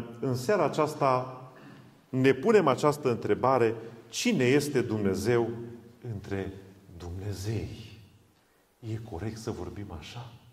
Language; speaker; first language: Romanian; non-native, local second language; Hungarian